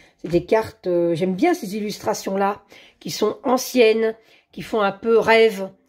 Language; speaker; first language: French; native; French